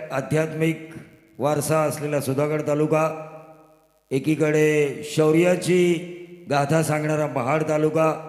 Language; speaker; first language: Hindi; non-native, local second language; Marathi